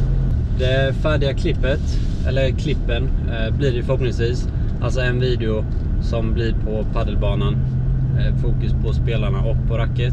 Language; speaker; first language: Swedish; native; Swedish